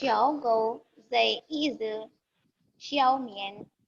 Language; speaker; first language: Chinese; non-native, learner; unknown